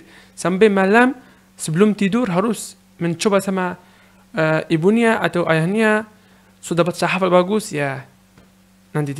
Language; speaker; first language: Indonesian; non-native, learner; Arabic